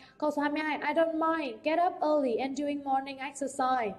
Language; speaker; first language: English; non-native, fluent; Vietnamese